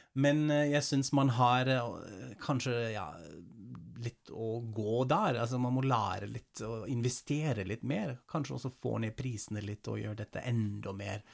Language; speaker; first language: Norwegian; non-native, fluent; German